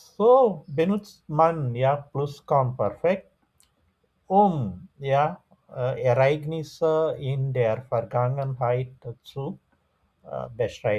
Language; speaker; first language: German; non-native, fluent; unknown